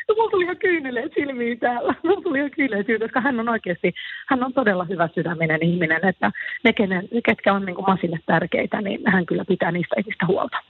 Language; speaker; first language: Finnish; native; Finnish